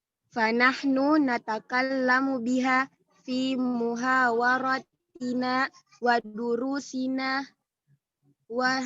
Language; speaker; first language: Arabic; non-native, learner; Indonesian